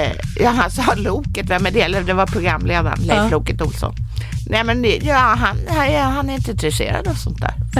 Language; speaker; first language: Swedish; native; Swedish